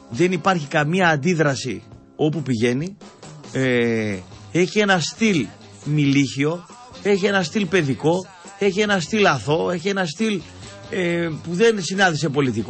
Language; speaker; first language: Greek; native; Greek